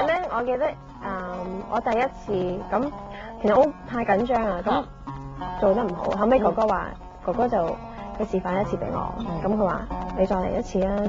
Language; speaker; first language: Cantonese; early bilingual, heritage; Cantonese